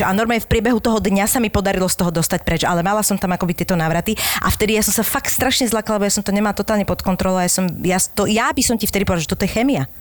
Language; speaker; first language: Slovak; native; Slovak